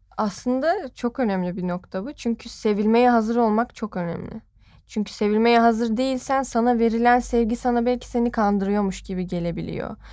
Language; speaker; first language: Turkish; native; Turkish